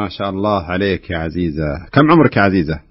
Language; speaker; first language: Arabic; native; Arabic